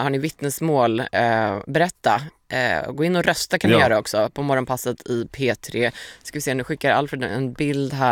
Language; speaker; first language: Swedish; native; Swedish